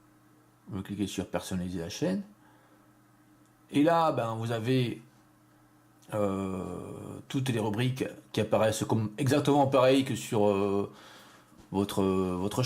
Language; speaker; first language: French; native; French